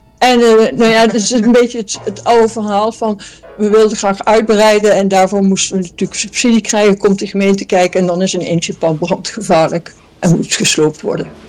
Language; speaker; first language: Dutch; native; Dutch